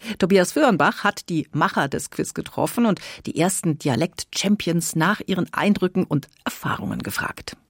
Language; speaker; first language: German; native; German